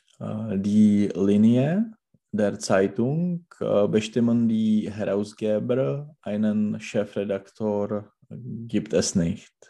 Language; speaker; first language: German; non-native, learner; Czech